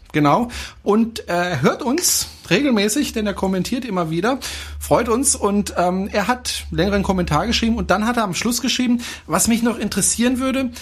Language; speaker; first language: German; non-native, fluent; French